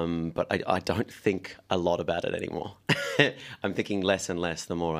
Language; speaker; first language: English; native; English